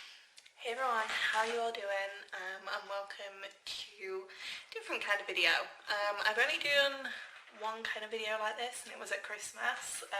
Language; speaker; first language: English; native; English